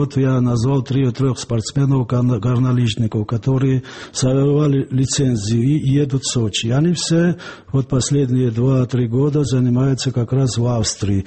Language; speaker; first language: Russian; non-native, local second language; Georgian